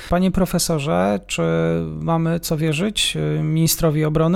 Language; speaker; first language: Polish; native; Polish